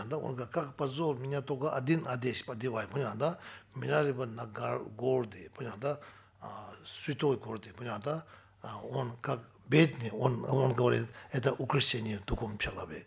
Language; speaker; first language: Russian; non-native, learner; Tibetan